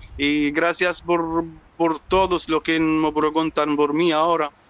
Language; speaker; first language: Spanish; non-native, learner; Arabic